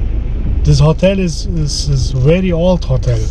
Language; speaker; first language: English; non-native, learner; Turkish